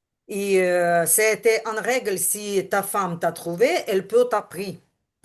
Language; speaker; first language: French; non-native, learner; Ukrainian